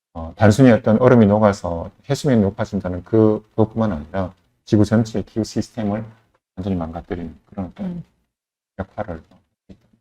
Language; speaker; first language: Korean; native; Korean